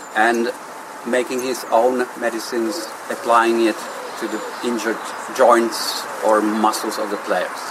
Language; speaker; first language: English; non-native, fluent; Czech